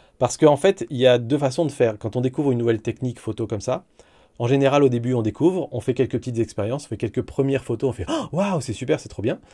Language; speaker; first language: French; native; French